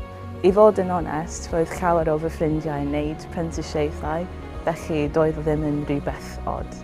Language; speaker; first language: Welsh; non-native, learner; English